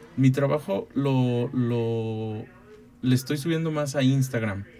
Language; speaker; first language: Spanish; native; Spanish